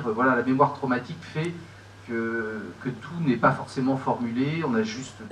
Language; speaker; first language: French; native; French